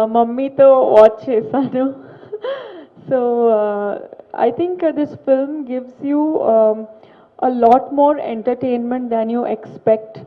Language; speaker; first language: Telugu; non-native, learner; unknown